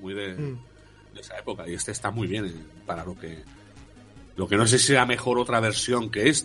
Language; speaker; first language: Spanish; native; Spanish